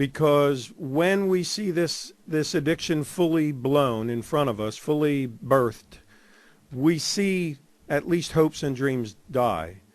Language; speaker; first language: English; native; English